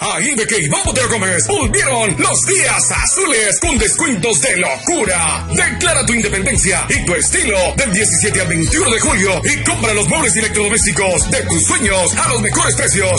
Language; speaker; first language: Spanish; native; Spanish